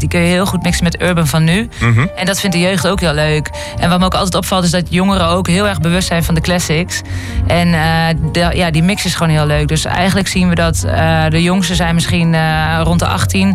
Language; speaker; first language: Dutch; native; Dutch